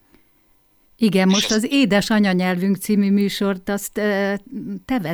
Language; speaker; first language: Hungarian; native; Hungarian